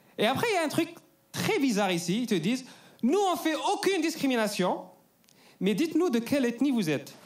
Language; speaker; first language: French; non-native, local second language; Arabic